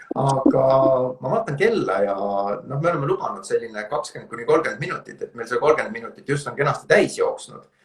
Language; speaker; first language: Estonian; native; Estonian